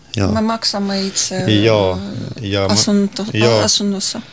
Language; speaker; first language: Finnish; non-native, learner; Russian